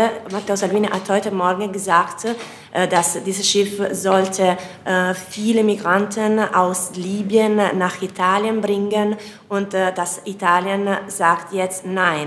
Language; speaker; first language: German; non-native, fluent; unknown